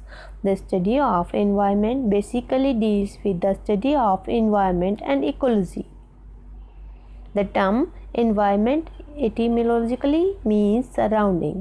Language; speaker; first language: English; non-native, local second language; Hindi